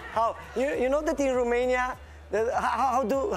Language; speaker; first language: English; non-native, fluent; Romanian